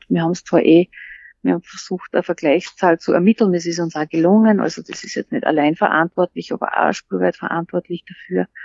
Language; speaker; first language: German; native; German